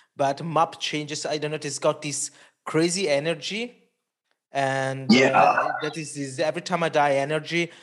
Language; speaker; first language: English; non-native, fluent; Italian